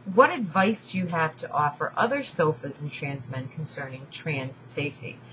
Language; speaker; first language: English; native; English